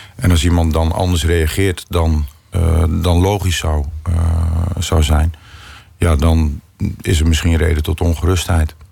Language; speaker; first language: Dutch; native; Dutch